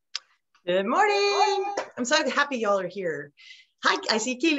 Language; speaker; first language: English; native; English